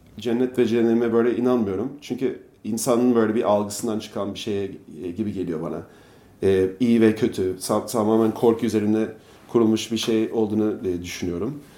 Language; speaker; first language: Turkish; non-native, fluent; English